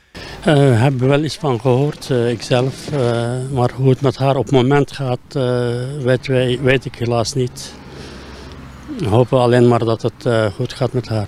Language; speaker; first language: Dutch; non-native, fluent; Turkish